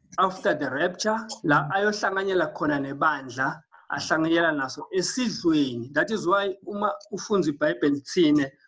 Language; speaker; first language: Zulu; non-native, local second language; Swati